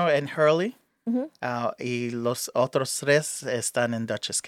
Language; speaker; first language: Spanish; early bilingual, heritage; English